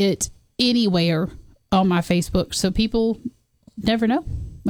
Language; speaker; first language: English; native; English